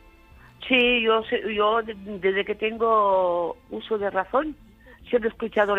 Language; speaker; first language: Spanish; native; Spanish